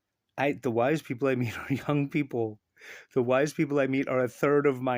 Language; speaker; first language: English; native; English